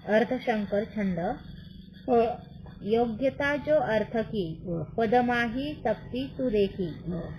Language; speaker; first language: Hindi; non-native, local second language; Marathi